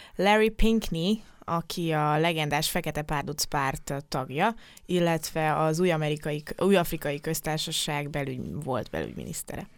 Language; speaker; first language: Hungarian; native; Hungarian